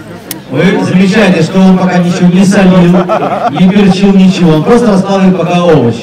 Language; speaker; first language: Russian; native; Russian